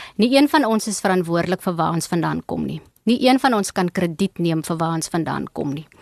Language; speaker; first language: Afrikaans; native; Afrikaans